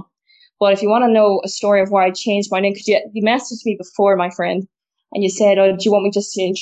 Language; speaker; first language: English; native; English